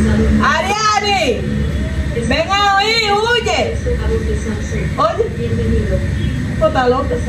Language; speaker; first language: Spanish; native; Spanish